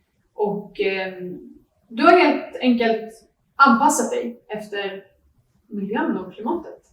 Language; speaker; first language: Swedish; native; Swedish